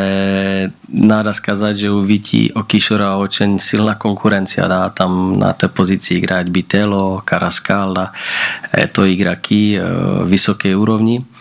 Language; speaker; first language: Russian; non-native, learner; Slovak